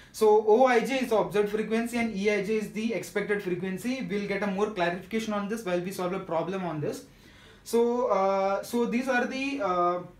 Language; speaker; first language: English; non-native, local second language; Marathi